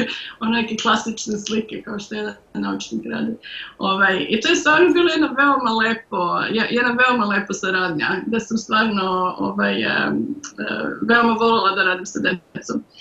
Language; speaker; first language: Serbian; early bilingual, heritage; Serbian